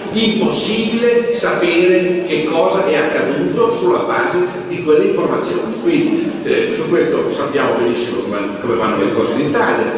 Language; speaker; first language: Italian; native; Italian